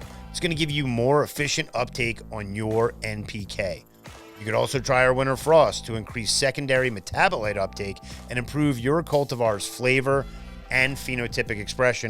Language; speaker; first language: English; native; English